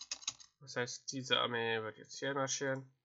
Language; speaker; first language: German; native; German